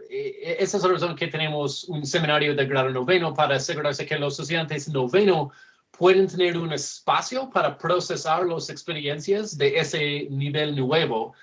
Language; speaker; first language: Spanish; non-native, fluent; English